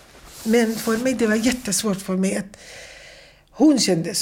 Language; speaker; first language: Swedish; non-native, fluent; Kurdish